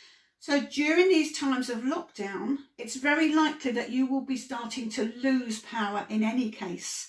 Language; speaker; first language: English; native; English